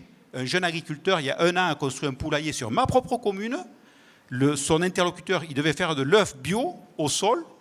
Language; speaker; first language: French; native; French